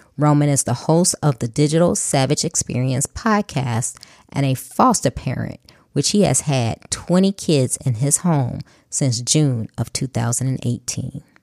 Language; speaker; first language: English; native; English